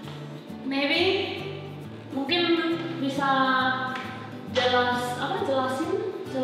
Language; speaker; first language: Indonesian; non-native, fluent; Spanish